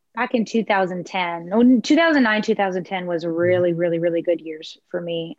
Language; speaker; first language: English; native; English